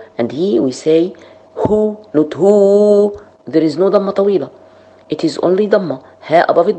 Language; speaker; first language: English; non-native, fluent; Arabic